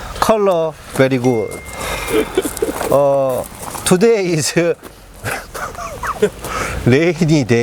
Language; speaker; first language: English; non-native, learner; Korean